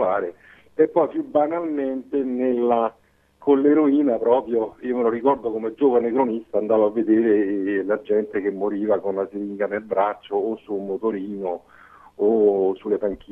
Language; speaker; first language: Italian; native; Italian